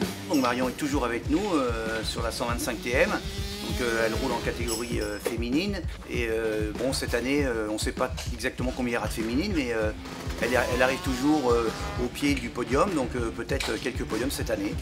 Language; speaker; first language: French; native; French